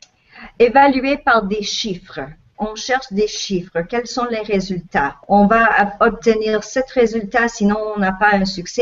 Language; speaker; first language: French; non-native, local second language; English